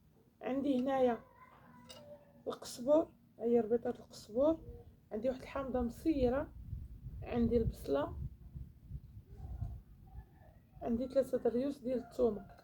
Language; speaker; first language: Arabic; native; Arabic